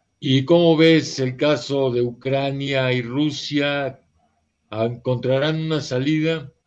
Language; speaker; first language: Spanish; native; Spanish